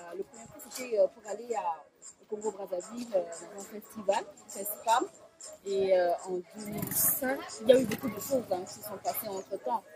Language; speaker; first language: French; non-native, local second language; Sango